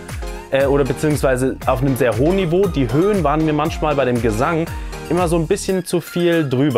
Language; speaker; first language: German; native; German